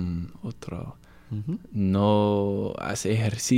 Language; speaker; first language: Spanish; non-native, learner; English